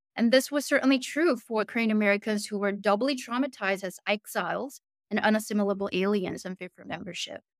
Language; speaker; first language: English; early bilingual, other home language; Korean